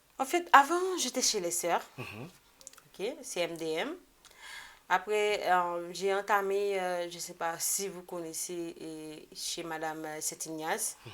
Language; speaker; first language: French; non-native, local second language; Haitian Creole